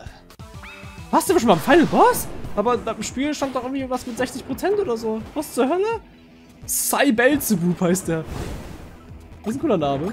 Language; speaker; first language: German; native; German